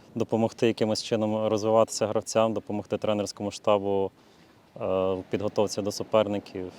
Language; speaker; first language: Ukrainian; native; Ukrainian